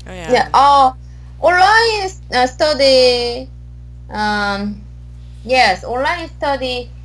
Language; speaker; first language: English; non-native, learner; Korean